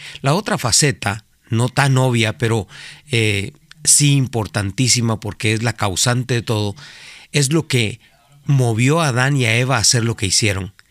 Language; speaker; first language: Spanish; native; Spanish